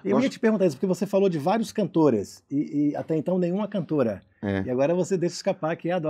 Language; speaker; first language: Portuguese; native; Portuguese